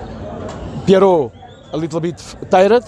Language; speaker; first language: English; non-native, learner; Portuguese